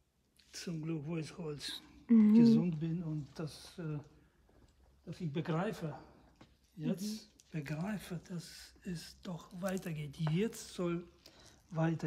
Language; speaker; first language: German; non-native, fluent; Russian